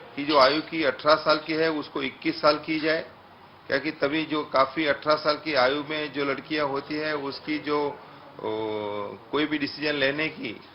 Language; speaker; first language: Hindi; non-native, local second language; Gujarati